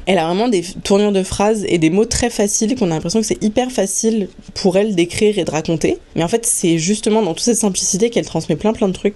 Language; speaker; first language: French; native; French